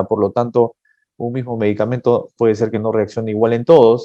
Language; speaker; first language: Spanish; native; Spanish